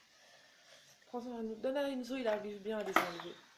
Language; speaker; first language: French; native; French